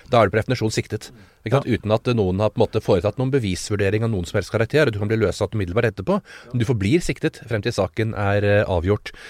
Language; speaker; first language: Norwegian; native; Norwegian